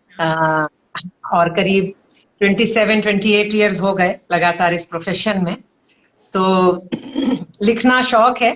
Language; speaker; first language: Hindi; native; Hindi